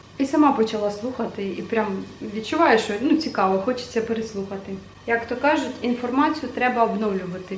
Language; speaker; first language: Ukrainian; non-native, local second language; Russian